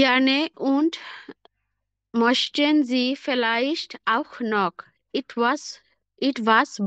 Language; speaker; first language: German; non-native, learner; Bangla